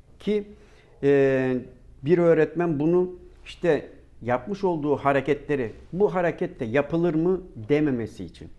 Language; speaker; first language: Turkish; native; Turkish